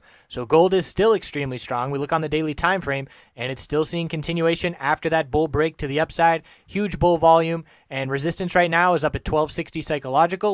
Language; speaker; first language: English; native; English